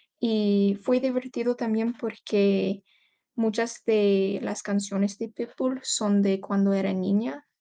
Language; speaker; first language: Spanish; non-native, learner; English